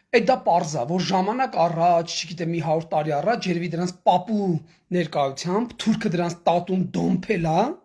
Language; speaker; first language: Armenian; native; Armenian